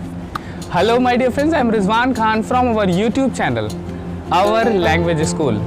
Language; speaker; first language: English; non-native, local second language; Hindi